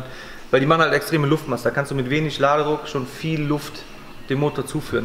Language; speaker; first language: German; native; German